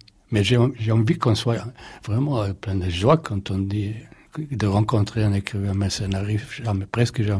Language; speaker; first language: French; non-native, fluent; German